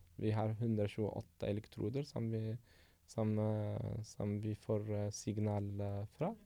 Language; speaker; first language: Norwegian; non-native, fluent; Arabic